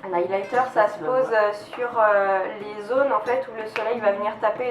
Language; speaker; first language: French; native; French